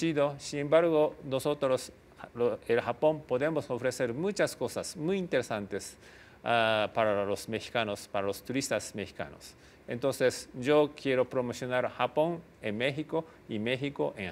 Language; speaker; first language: Spanish; non-native, fluent; Japanese